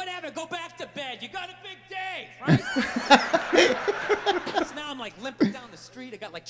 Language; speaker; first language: English; native; English